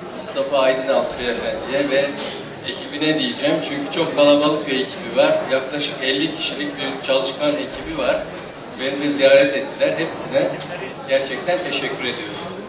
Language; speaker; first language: Turkish; native; Turkish